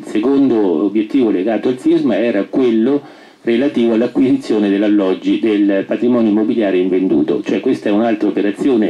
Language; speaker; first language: Italian; native; Italian